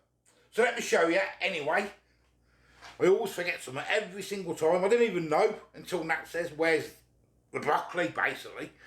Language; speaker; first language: English; native; English